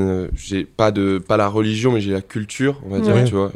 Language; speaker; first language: French; native; French